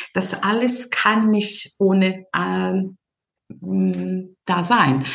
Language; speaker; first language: German; non-native, fluent; Serbian